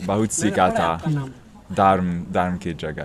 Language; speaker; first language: Hindi; non-native, learner; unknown